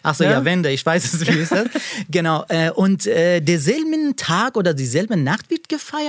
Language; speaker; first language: German; non-native, learner; Persian